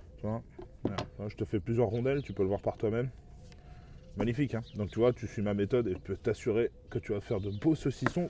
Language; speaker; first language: French; native; French